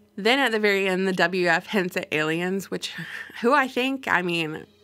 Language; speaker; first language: English; native; English